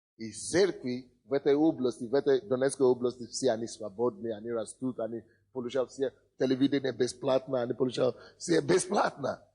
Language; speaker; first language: Russian; non-native, fluent; Yoruba